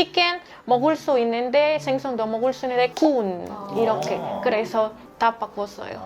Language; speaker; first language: Korean; non-native, learner; Spanish